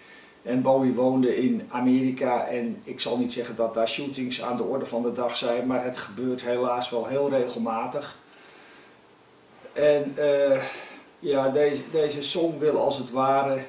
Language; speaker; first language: Dutch; native; Dutch